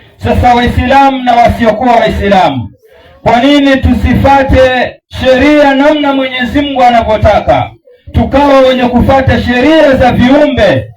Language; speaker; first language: Swahili; non-native, local second language; Luyia